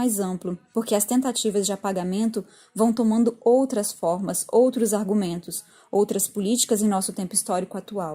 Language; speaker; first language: Portuguese; native; Portuguese